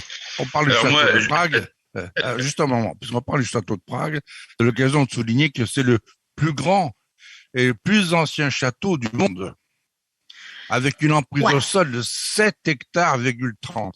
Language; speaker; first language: French; native; French